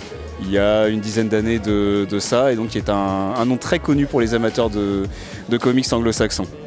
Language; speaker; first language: French; native; French